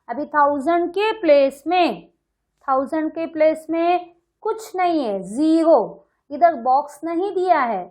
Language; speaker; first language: Hindi; non-native, local second language; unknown